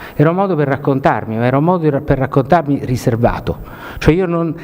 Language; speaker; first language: Italian; native; Italian